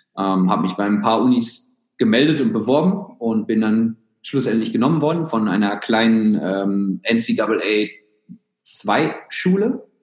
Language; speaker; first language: German; native; German